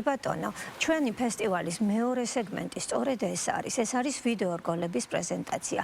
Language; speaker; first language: Georgian; native; Georgian